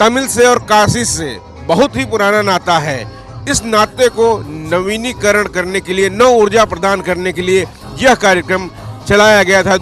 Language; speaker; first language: Hindi; native; Hindi